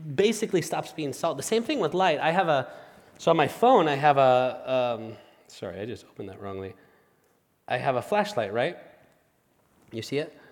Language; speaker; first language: English; non-native, fluent; Spanish